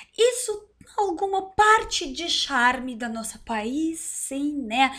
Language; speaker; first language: Portuguese; non-native, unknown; Russian